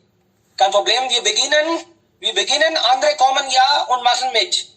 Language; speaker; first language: German; non-native, fluent; Hindi